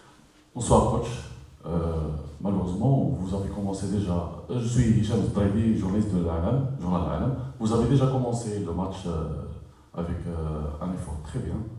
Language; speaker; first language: French; non-native, local second language; Arabic